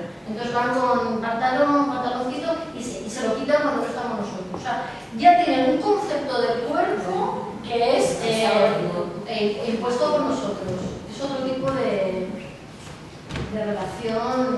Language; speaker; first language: Spanish; native; Spanish